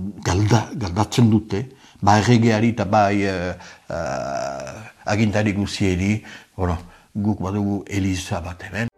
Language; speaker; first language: Basque; native; Basque